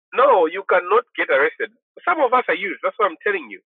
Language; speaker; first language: English; non-native, local second language; Bemba